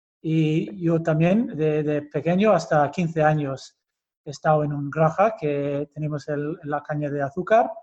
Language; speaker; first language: Spanish; early bilingual, heritage; Basque